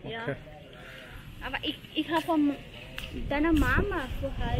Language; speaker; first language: German; non-native, learner; Thai